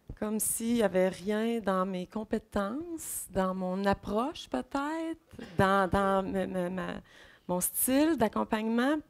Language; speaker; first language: French; native; French